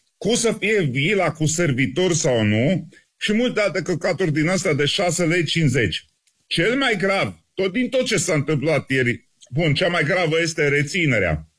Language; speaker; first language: Romanian; native; Romanian